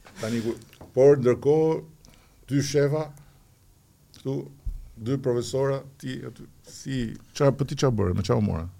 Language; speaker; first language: Albanian; native; Albanian